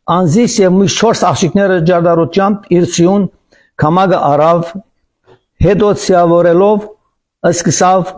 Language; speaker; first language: Armenian; early bilingual, heritage; Armenian